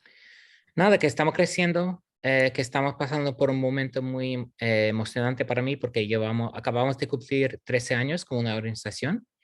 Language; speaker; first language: Spanish; non-native, fluent; English